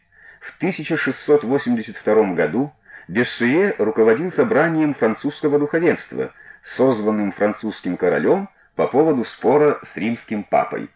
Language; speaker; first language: Russian; native; Russian